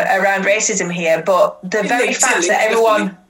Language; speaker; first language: English; native; English